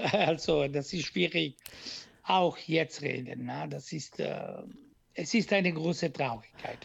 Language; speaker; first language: German; non-native, learner; Italian